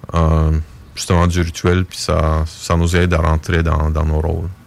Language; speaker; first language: French; non-native, fluent; Bulgarian